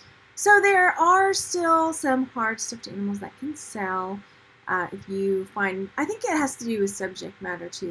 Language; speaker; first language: English; native; English